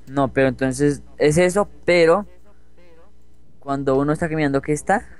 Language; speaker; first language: Spanish; native; Spanish